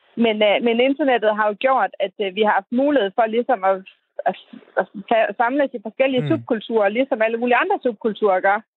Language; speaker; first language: Danish; native; Danish